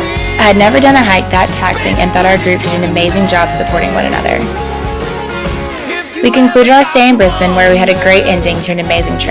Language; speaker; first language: English; native; English